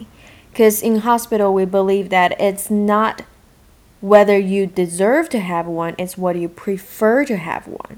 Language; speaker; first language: English; non-native, fluent; Chinese